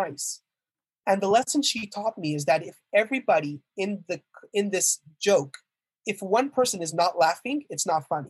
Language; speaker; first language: English; native; English